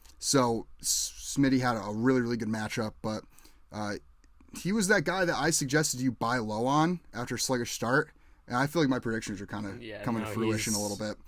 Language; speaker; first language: English; native; English